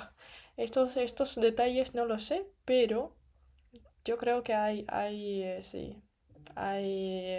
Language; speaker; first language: Spanish; non-native, fluent; Russian